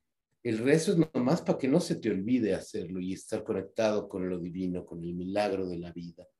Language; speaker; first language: Spanish; native; Spanish